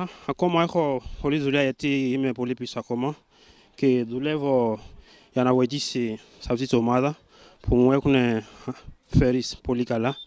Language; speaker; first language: Greek; non-native, learner; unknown